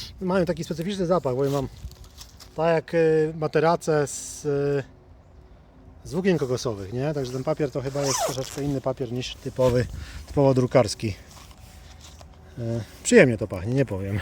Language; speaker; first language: Polish; native; Polish